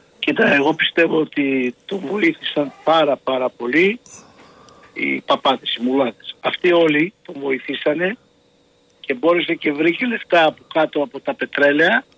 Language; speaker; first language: Greek; early bilingual, heritage; Greek